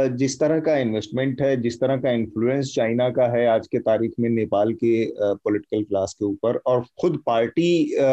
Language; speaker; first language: Hindi; native; Hindi